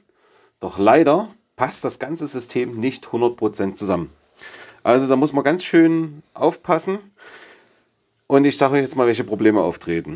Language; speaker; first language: German; native; German